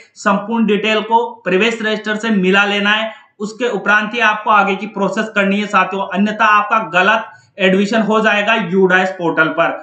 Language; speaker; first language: Hindi; native; Hindi